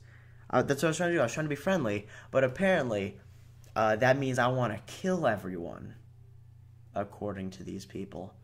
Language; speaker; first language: English; native; English